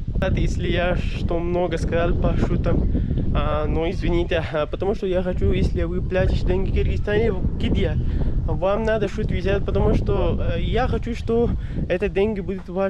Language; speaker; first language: Russian; non-native, learner; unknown